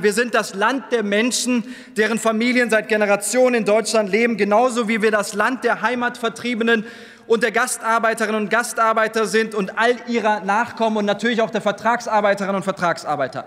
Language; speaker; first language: German; early bilingual, other home language; Turkish